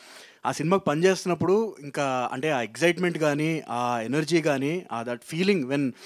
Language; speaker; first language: Telugu; native; Telugu